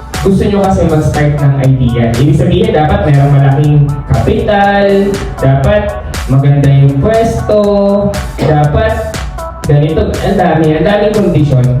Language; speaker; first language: Filipino; non-native, local second language; Bikol